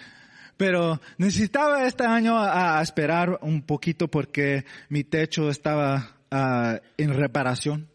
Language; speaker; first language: Spanish; non-native, learner; English